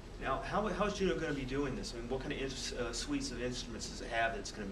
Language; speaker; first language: English; native; English